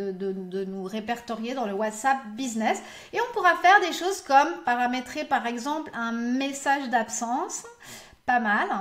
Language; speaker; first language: French; native; French